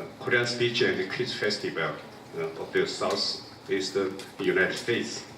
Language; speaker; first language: English; non-native, local second language; Korean